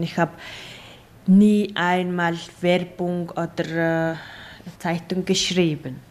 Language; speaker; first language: German; non-native, learner; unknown